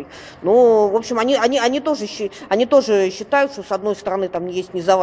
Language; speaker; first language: Russian; native; Russian